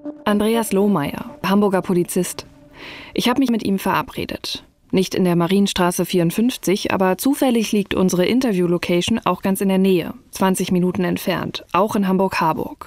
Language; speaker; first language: German; native; German